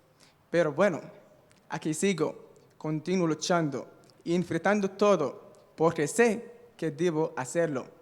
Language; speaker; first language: Spanish; non-native, fluent; Arabic